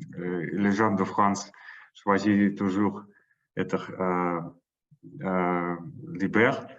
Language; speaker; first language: French; non-native, learner; Russian